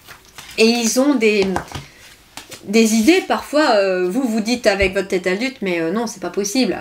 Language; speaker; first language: French; native; French